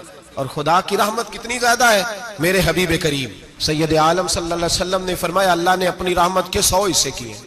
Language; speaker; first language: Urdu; non-native, local second language; Punjabi